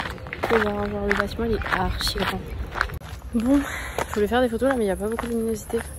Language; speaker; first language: French; native; French